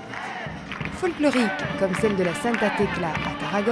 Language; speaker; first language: French; native; French